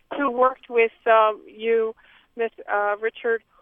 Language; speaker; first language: English; non-native, fluent; Polish